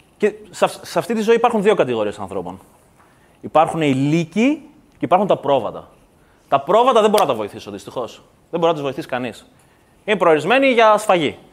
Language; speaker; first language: Greek; early bilingual, other home language; Kurdish